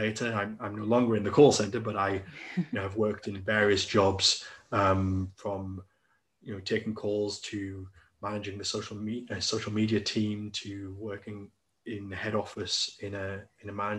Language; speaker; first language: English; native; English